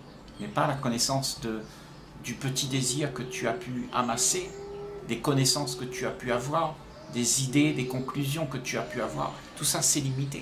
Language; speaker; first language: French; native; French